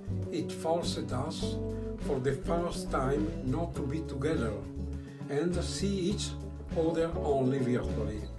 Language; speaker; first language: English; non-native, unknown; Italian